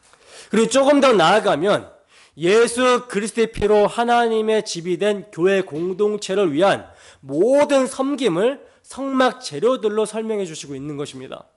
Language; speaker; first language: Korean; native; Korean